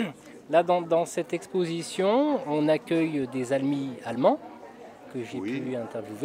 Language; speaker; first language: French; native; French